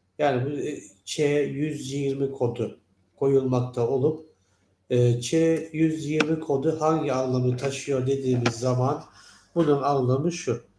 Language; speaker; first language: Turkish; non-native, fluent; Turkmen